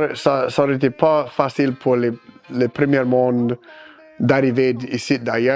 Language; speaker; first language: French; early bilingual, heritage; French